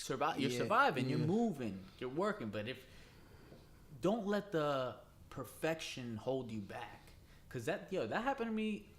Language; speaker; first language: English; native; English